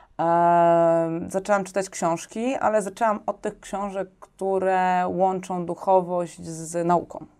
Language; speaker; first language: Polish; native; Polish